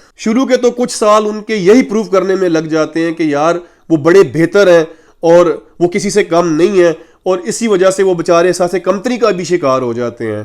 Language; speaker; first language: Urdu; native; Urdu